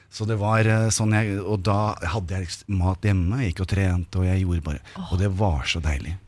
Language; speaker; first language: Norwegian; native; Norwegian